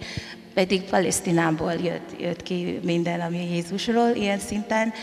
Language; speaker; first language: Hungarian; non-native, fluent; Tongan